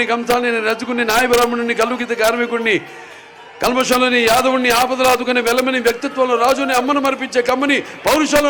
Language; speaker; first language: Telugu; native; Telugu